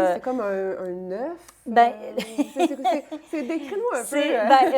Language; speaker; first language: French; native; French